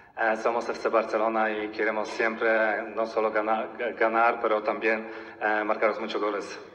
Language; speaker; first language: Spanish; non-native, learner; Polish